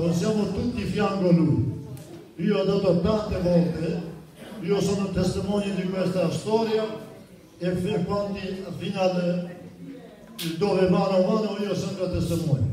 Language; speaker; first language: Italian; non-native, fluent; Kurdish